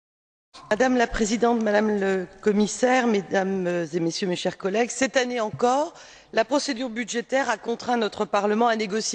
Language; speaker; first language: French; native; French